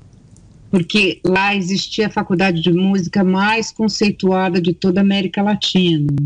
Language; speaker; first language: Italian; early bilingual, heritage; Portuguese